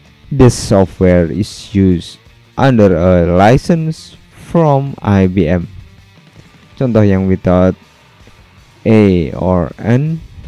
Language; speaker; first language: English; non-native, fluent; Indonesian